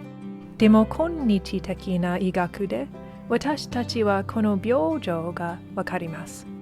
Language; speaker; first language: Japanese; non-native, learner; English